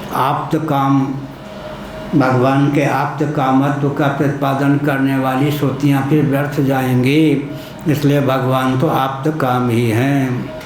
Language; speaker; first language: Hindi; non-native, local second language; Maithili